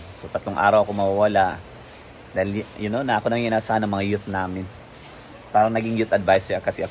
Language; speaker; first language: Filipino; non-native, local second language; Cebuano